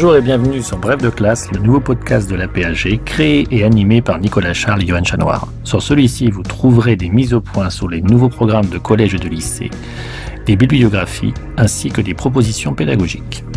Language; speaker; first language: French; native; French